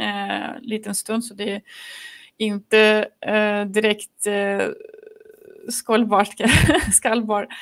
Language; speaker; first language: Swedish; non-native, fluent; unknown